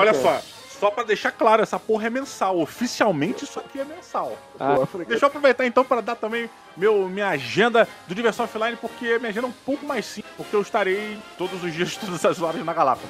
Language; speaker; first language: Portuguese; native; Portuguese